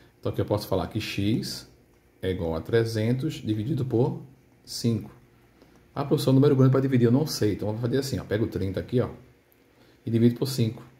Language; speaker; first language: Portuguese; native; Portuguese